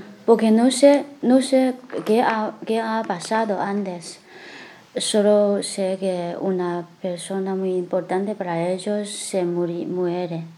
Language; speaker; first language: Spanish; non-native, learner; Chinese